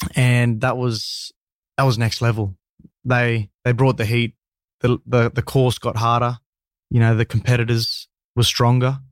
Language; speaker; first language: English; native; English